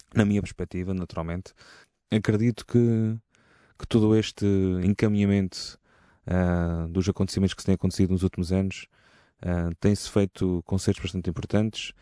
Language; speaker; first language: Portuguese; native; Portuguese